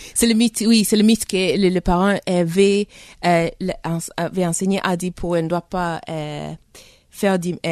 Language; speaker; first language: French; early bilingual, heritage; French